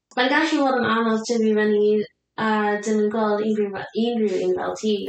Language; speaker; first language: Welsh; non-native, fluent; English